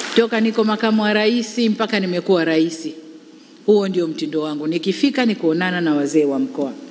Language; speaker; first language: Swahili; native; Swahili